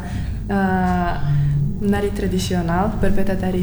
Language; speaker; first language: Indonesian; non-native, learner; Turkmen